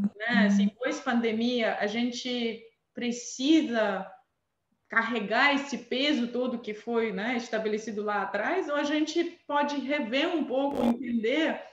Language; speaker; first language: Portuguese; non-native, fluent; Armenian